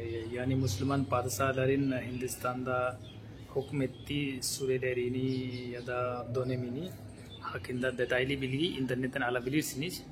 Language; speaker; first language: Turkish; non-native, fluent; Hindi